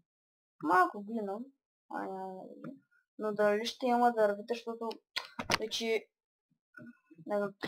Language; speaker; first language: Bulgarian; early bilingual, other home language; Russian